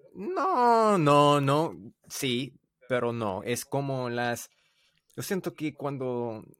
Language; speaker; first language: Spanish; non-native, learner; English